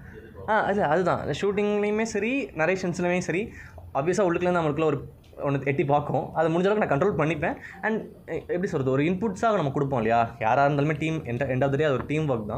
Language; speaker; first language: Tamil; native; Tamil